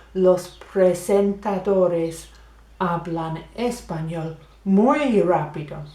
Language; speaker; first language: Spanish; non-native, fluent; English